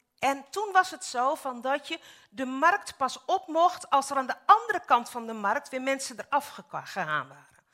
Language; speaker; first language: Dutch; native; Dutch